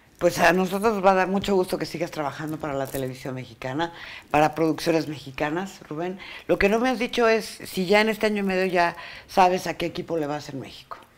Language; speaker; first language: Spanish; native; Spanish